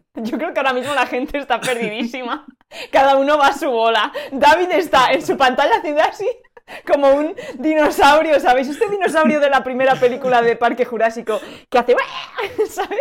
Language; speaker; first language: Spanish; native; Spanish